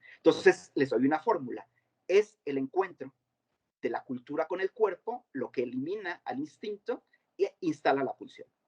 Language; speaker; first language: Spanish; native; Spanish